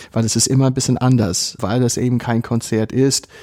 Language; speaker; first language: German; non-native, fluent; English